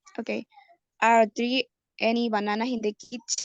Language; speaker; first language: English; non-native, learner; Spanish